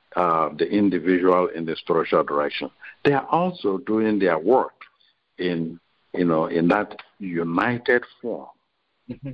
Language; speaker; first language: English; non-native, local second language; Igbo